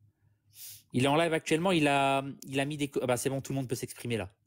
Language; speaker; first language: French; native; French